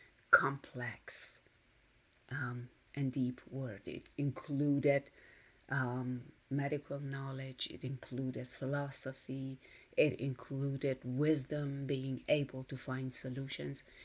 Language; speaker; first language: English; non-native, fluent; Persian